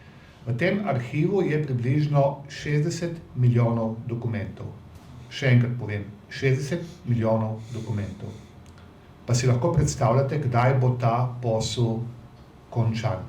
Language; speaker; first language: Slovenian; native; Slovenian